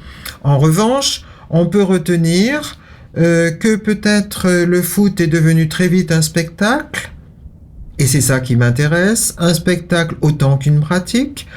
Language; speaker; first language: French; native; French